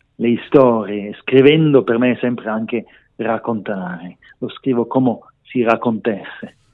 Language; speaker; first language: Italian; non-native, learner; Romansh